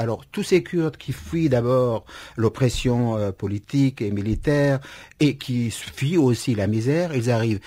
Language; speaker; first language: French; non-native, fluent; Kurdish